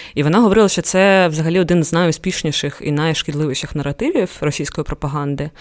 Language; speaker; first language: Ukrainian; native; Ukrainian